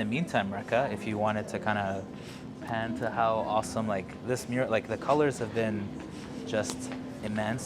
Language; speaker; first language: English; native; English